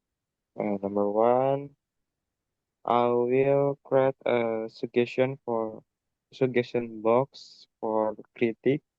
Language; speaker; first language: English; non-native, learner; Indonesian